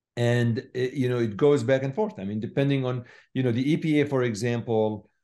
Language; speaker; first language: English; non-native, fluent; Arabic